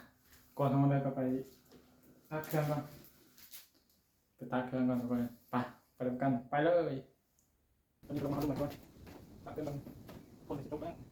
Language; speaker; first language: Thai; non-native, local second language; Northeastern Thai